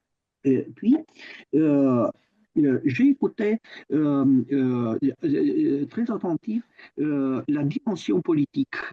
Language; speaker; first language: French; non-native, fluent; Romanian